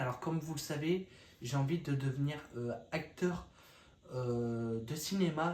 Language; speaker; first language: French; native; French